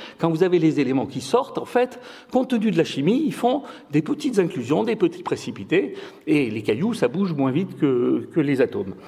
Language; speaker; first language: French; native; French